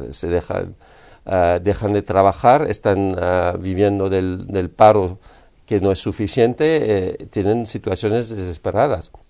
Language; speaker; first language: Spanish; non-native, fluent; French